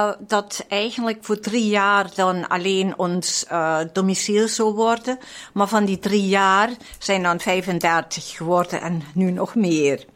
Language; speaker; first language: Dutch; non-native, fluent; English